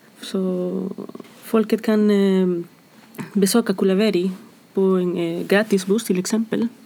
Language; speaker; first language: Swedish; non-native, fluent; Spanish